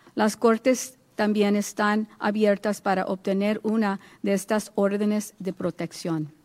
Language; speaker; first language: Spanish; early bilingual, heritage; Spanish